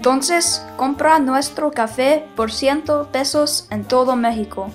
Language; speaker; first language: Spanish; non-native, learner; English